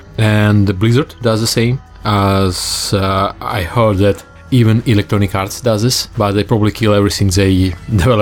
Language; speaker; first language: English; non-native, fluent; Russian